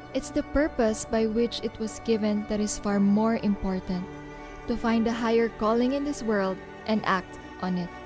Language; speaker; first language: English; non-native, local second language; Pampanga